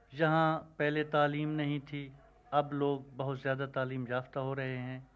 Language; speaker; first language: Urdu; non-native, local second language; Punjabi